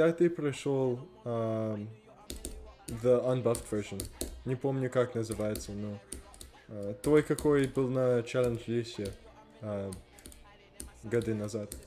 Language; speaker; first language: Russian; non-native, learner; English